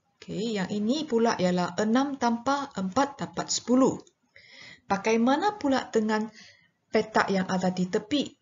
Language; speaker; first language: Malay; non-native, local second language; Chinese